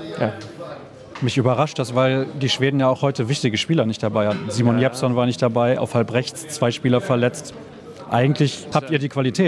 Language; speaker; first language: German; native; German